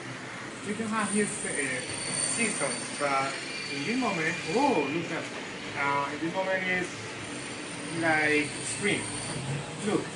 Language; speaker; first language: English; non-native, learner; Spanish